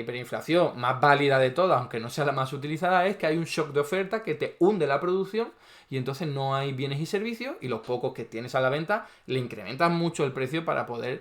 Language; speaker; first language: Spanish; native; Spanish